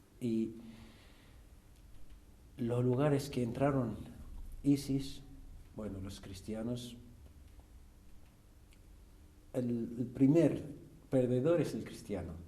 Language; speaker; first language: Spanish; non-native, fluent; Arabic